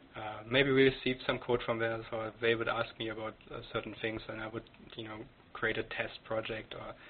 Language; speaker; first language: English; non-native, fluent; German